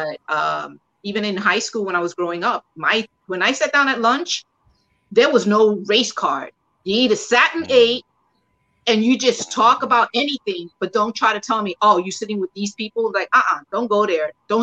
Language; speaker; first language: English; early bilingual, other home language; Spanish